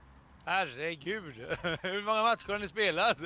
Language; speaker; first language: Swedish; native; Swedish